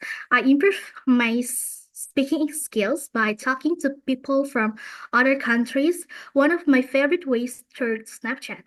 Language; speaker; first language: English; non-native, learner; Indonesian